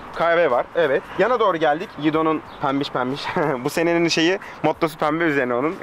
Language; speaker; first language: Turkish; native; Turkish